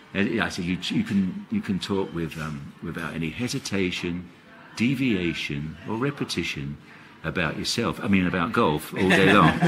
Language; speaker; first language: English; native; English